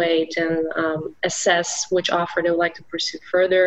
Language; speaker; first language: English; non-native, fluent; Polish